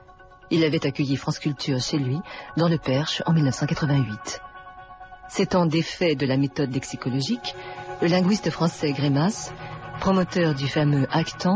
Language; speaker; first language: French; native; French